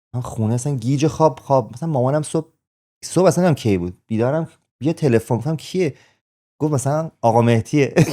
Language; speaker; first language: Persian; native; Persian